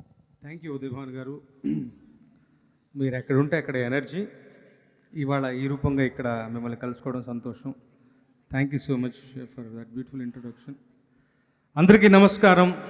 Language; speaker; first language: Telugu; native; Telugu